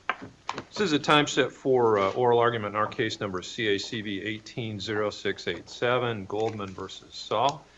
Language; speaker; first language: English; native; English